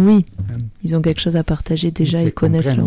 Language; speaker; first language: French; native; French